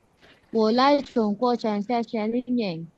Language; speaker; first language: Chinese; non-native, learner; Indonesian